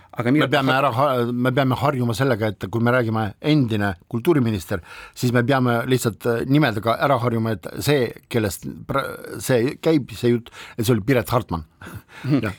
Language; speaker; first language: Estonian; non-native, local second language; Russian